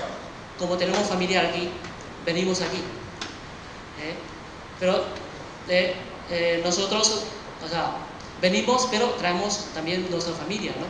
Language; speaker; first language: Spanish; early bilingual, other home language; Chinese